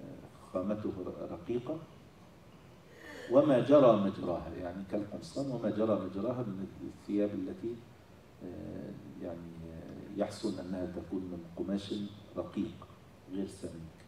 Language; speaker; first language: Arabic; native; Arabic